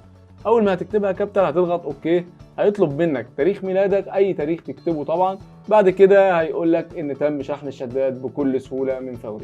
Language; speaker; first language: Arabic; native; Arabic